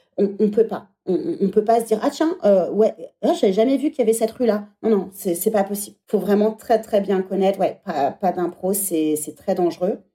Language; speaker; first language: French; native; French